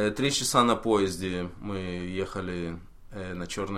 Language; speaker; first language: Russian; early bilingual, heritage; Russian